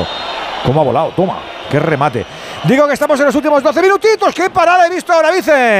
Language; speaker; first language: Spanish; native; Spanish